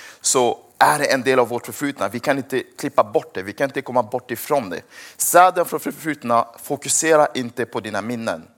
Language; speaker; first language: Swedish; early bilingual, other home language; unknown